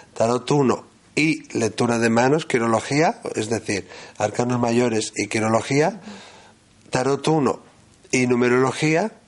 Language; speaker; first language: Spanish; native; Spanish